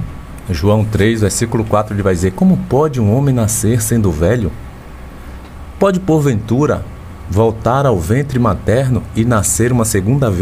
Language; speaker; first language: Portuguese; native; Portuguese